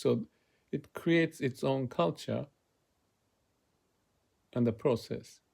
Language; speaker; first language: English; non-native, fluent; Japanese